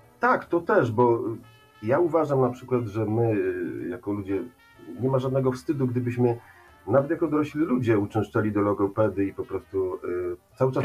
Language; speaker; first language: Polish; native; Polish